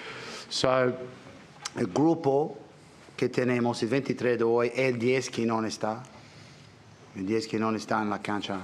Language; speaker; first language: Italian; non-native, learner; English